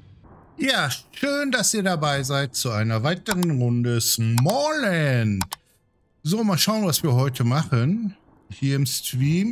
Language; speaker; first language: German; native; German